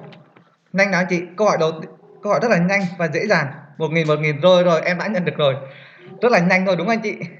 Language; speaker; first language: Vietnamese; native; Vietnamese